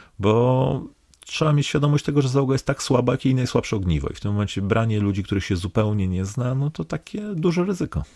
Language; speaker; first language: Polish; native; Polish